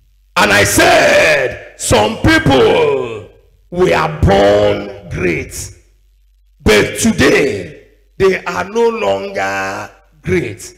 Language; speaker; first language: English; non-native, local second language; Igbo